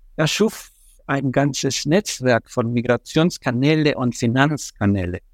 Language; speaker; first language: German; non-native, fluent; Spanish